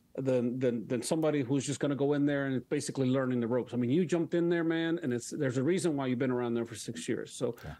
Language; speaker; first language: English; early bilingual, other home language; Spanish